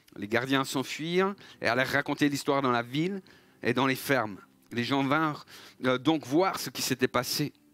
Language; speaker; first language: French; native; French